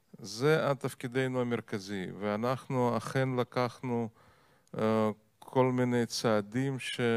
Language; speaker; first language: Hebrew; non-native, fluent; Russian